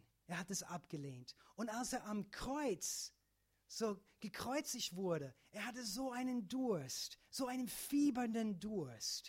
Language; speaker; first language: German; non-native, fluent; English